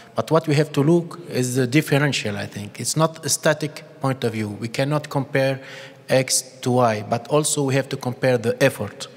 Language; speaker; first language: English; non-native, fluent; Arabic